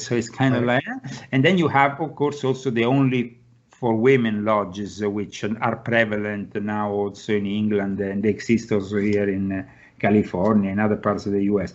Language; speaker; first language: English; non-native, fluent; Italian